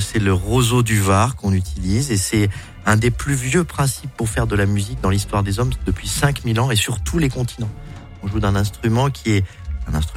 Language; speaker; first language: French; native; French